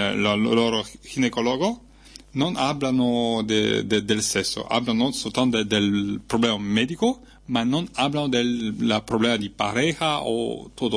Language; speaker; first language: Italian; non-native, fluent; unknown